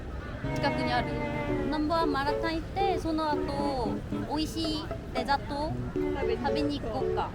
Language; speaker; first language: Japanese; non-native, fluent; Korean